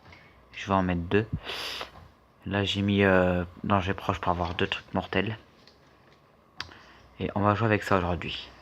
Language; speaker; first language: French; native; French